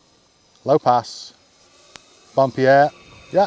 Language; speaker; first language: English; native; English